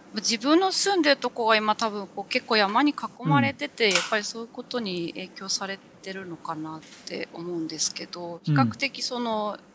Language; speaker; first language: Japanese; native; Japanese